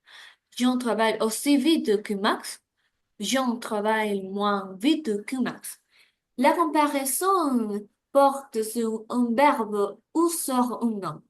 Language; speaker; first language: French; non-native, learner; Spanish